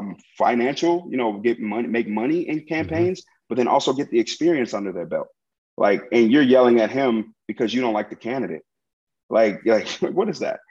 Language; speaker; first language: English; native; English